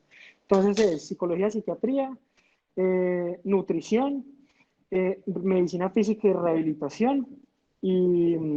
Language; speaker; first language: Spanish; native; Spanish